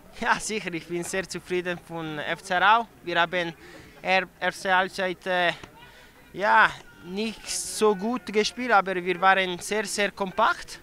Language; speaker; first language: German; non-native, local second language; Italian